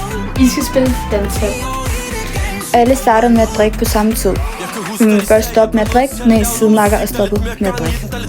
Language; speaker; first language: Danish; native; Danish